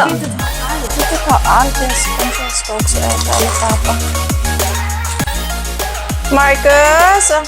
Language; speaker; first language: Swedish; non-native, learner; Filipino